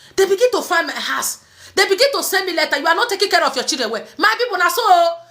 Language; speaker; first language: Nigerian Pidgin; native; Nigerian Pidgin